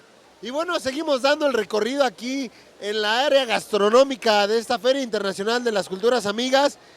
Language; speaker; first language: Spanish; native; Spanish